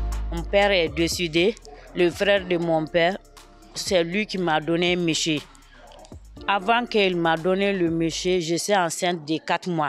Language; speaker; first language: French; non-native, learner; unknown